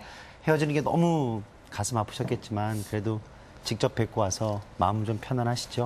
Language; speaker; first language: Korean; native; Korean